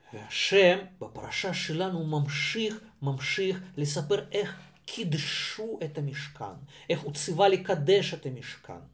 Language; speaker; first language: Hebrew; non-native, fluent; Russian